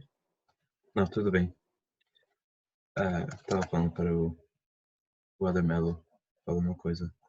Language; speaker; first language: Portuguese; non-native, fluent; English